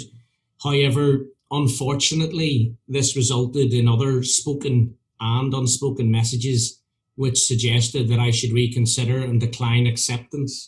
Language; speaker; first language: English; native; English